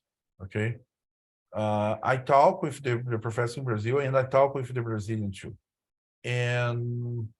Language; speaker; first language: English; non-native, learner; Portuguese